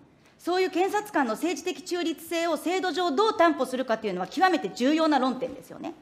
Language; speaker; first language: Japanese; native; Japanese